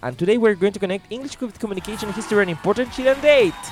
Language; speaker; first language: English; non-native, fluent; Spanish